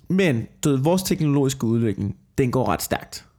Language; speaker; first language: Danish; native; Danish